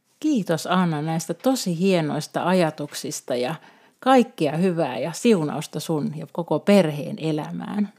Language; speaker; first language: Finnish; native; Finnish